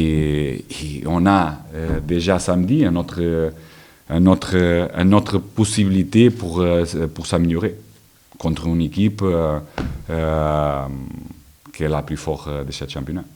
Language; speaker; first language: French; non-native, learner; Portuguese